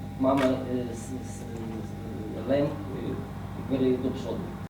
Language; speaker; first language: Polish; non-native, learner; Ukrainian